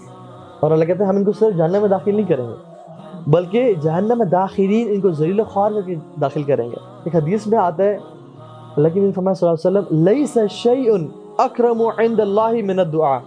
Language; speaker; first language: Urdu; native; Urdu